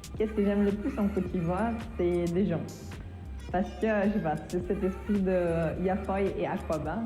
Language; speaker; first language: French; non-native, fluent; German